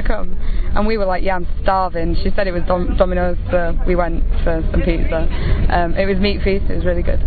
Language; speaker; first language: English; native; English